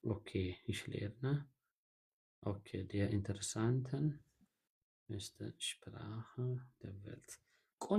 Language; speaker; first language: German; non-native, fluent; Amharic